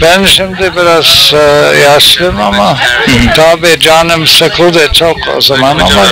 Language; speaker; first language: Turkish; non-native, learner; English